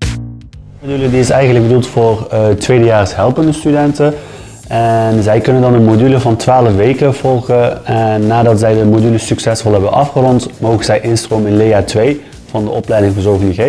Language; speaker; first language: Dutch; native; Dutch